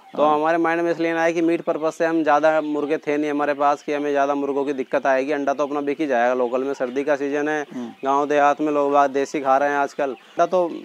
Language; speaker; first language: Hindi; native; Hindi